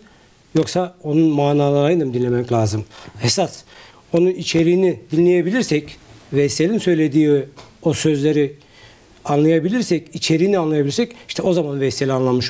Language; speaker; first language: Turkish; native; Turkish